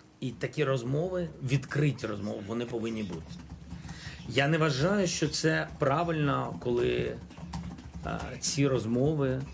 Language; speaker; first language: Ukrainian; non-native, local second language; Russian